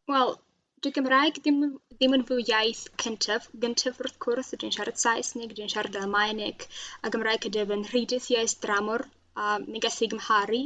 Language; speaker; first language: Welsh; non-native, learner; Russian